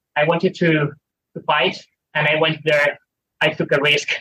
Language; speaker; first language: English; non-native, fluent; Spanish